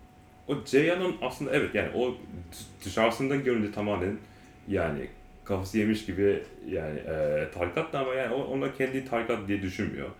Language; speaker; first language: Turkish; non-native, learner; Japanese